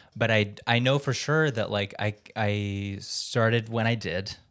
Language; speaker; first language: English; early bilingual, other home language; Filipino